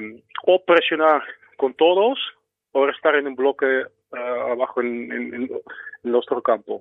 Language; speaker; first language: Spanish; non-native, fluent; Dutch